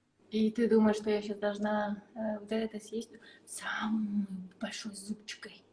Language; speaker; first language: Russian; non-native, local second language; Kyrgyz